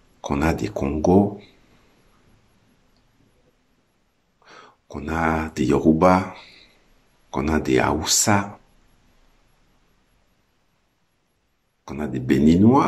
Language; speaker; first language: French; native; French